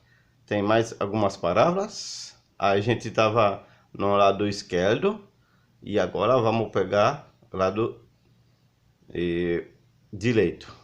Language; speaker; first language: Portuguese; non-native, learner; Haitian Creole